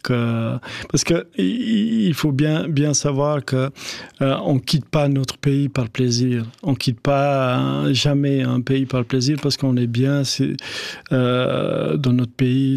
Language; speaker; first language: French; non-native, fluent; Albanian